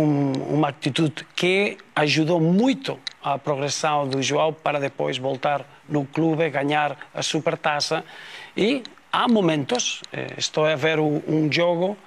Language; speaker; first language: Portuguese; non-native, fluent; Spanish